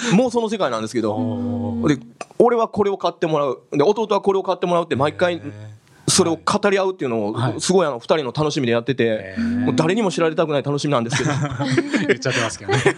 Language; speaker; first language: Japanese; native; Japanese